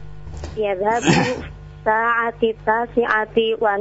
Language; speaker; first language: Arabic; non-native, learner; Indonesian